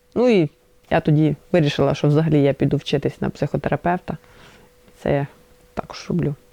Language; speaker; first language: Ukrainian; native; Ukrainian